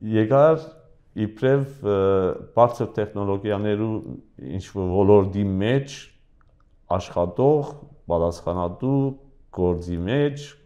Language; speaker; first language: Armenian; early bilingual, heritage; Armenian